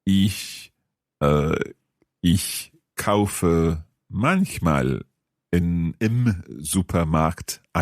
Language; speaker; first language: German; non-native, learner; English